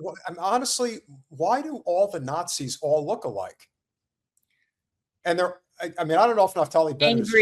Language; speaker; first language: English; native; English